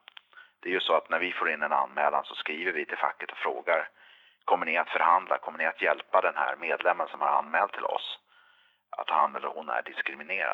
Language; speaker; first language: Swedish; native; Swedish